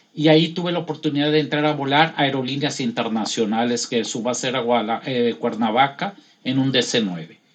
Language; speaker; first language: Spanish; native; Spanish